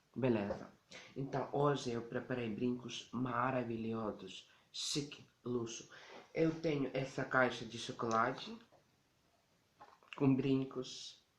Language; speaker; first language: Portuguese; non-native, learner; Ukrainian